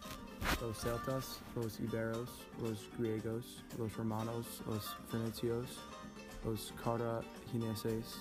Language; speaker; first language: Spanish; non-native, learner; English